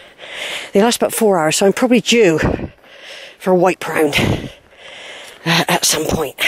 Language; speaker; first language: English; native; English